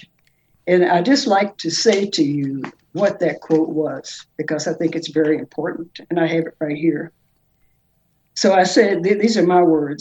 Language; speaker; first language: English; native; English